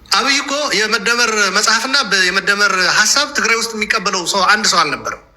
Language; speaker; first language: Amharic; non-native, local second language; Tigrinya